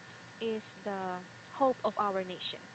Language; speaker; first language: English; non-native, fluent; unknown